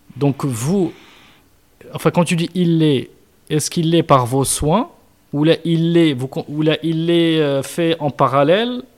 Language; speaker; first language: French; non-native, local second language; Arabic